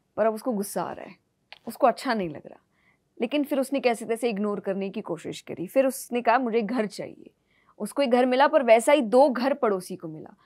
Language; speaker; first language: Hindi; native; Hindi